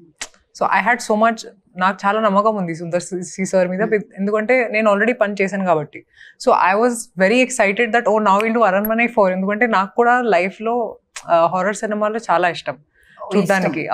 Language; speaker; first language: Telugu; non-native, fluent; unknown